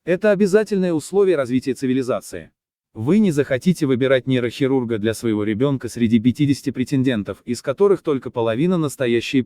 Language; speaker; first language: Russian; native; Russian